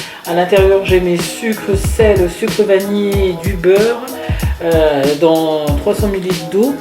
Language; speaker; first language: French; native; French